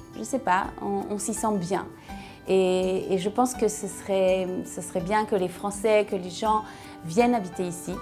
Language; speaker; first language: French; native; French